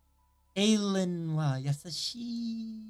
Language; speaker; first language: Japanese; non-native, learner; English